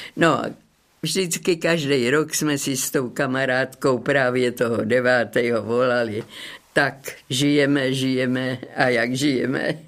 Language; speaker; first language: Czech; native; Czech